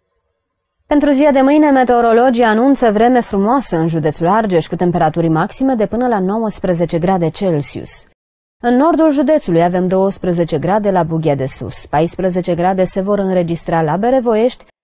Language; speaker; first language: Romanian; native; Romanian